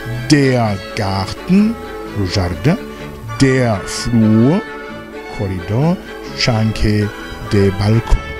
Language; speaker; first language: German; non-native, learner; Rundi